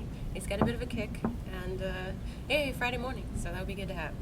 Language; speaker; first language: English; native; English